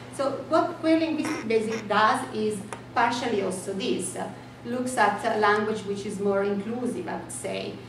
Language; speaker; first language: English; non-native, fluent; Italian